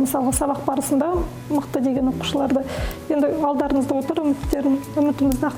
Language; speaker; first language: Kazakh; native; Kazakh